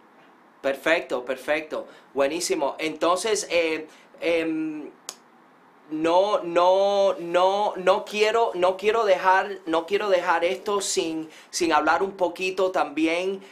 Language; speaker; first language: Spanish; early bilingual, heritage; Spanish